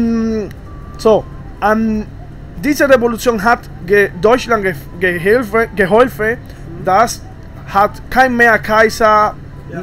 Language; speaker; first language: German; non-native, learner; Italian